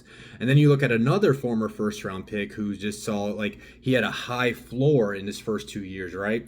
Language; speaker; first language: English; native; English